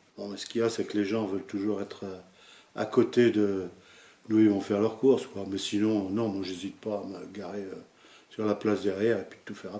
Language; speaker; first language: French; native; French